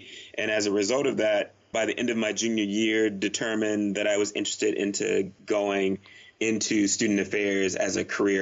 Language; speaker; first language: English; native; English